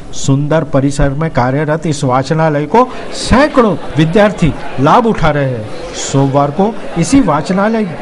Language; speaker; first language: Hindi; non-native, local second language; Marathi